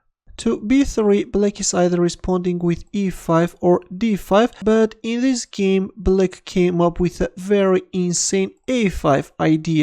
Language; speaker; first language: English; non-native, fluent; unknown